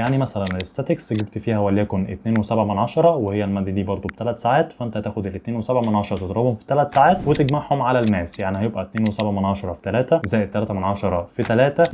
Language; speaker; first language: Arabic; native; Arabic